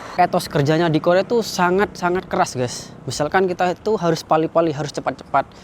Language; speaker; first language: Indonesian; native; Indonesian